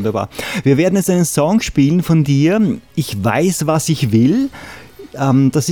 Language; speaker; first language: German; native; German